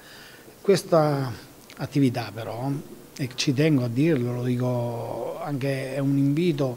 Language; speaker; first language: Italian; native; Italian